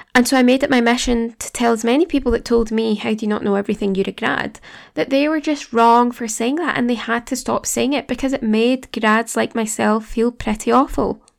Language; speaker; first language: English; native; English